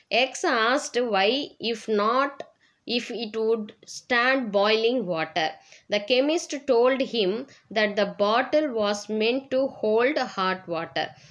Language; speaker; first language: English; non-native, local second language; Tamil